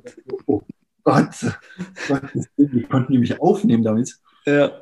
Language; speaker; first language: German; native; German